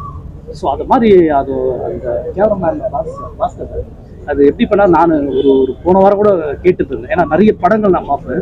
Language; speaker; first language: Tamil; native; Tamil